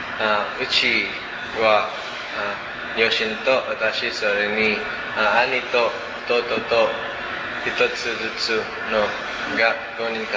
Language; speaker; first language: Japanese; non-native, learner; Cebuano